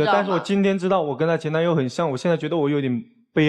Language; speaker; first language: Chinese; native; Chinese